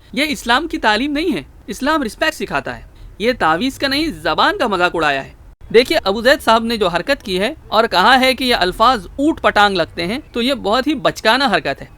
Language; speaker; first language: Urdu; native; Urdu